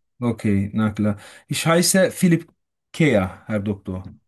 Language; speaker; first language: German; non-native, fluent; Turkish